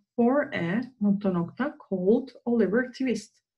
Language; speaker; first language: English; non-native, fluent; Turkish